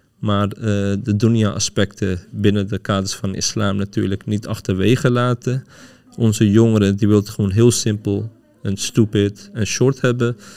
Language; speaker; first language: Dutch; early bilingual, other home language; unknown